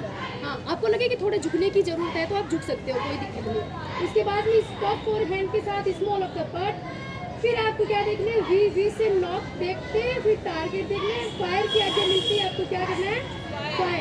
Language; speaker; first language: Hindi; native; Hindi